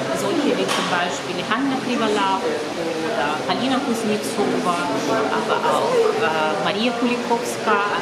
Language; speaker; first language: German; non-native, fluent; Ukrainian